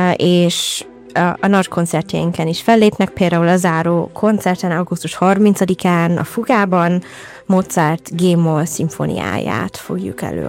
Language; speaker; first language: Hungarian; non-native, fluent; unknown